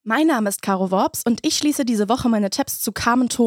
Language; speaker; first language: German; native; German